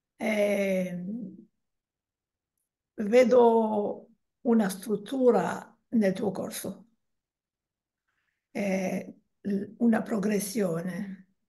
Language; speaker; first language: Italian; non-native, learner; French